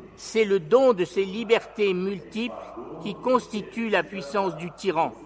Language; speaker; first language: French; native; French